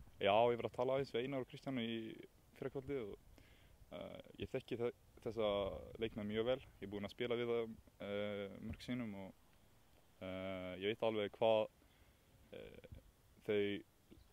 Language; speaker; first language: Icelandic; non-native, learner; Swedish